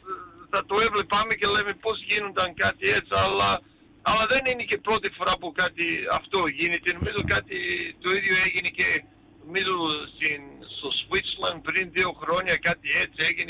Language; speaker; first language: Greek; early bilingual, heritage; Greek